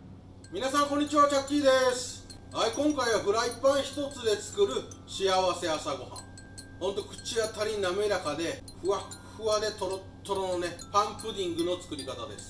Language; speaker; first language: Japanese; native; Japanese